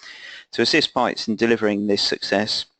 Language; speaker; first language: English; native; English